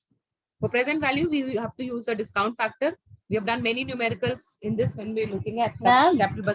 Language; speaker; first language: English; non-native, local second language; Hindi